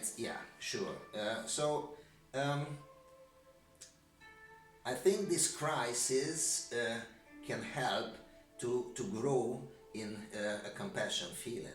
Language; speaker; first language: English; non-native, learner; Hungarian